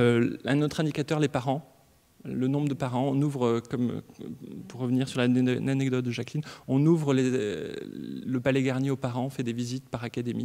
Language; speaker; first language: French; native; French